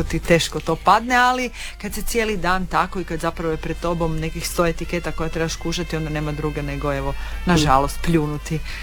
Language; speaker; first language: Serbian; native; Serbian